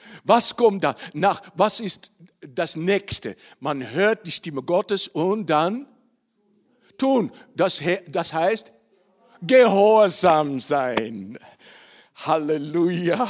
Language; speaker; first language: German; non-native, learner; Dutch